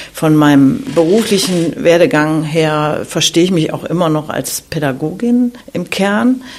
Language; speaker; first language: German; native; German